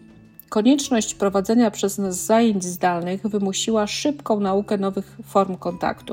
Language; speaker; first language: Polish; native; Polish